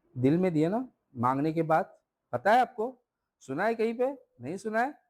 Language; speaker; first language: Hindi; non-native, local second language; Marathi